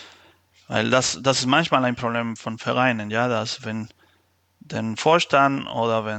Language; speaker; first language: German; non-native, fluent; Spanish